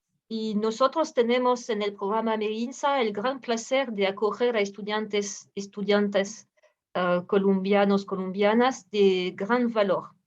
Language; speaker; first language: Spanish; non-native, fluent; French